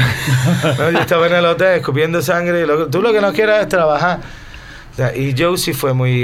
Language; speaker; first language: Spanish; native; Spanish